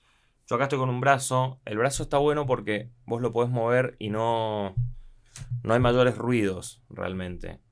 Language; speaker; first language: Spanish; native; Spanish